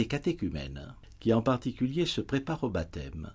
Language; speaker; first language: French; native; French